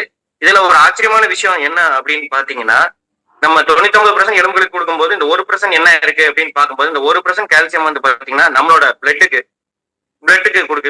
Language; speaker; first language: Tamil; native; Tamil